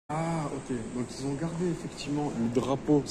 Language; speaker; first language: French; native; French